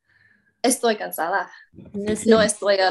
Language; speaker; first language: Spanish; non-native, learner; English